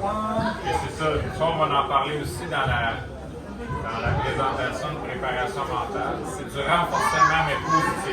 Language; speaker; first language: French; native; French